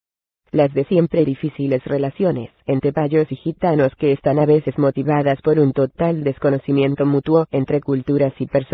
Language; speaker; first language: Spanish; native; Spanish